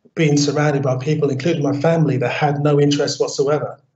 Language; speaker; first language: English; native; English